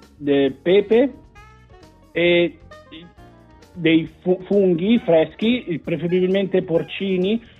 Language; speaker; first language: Italian; native; Italian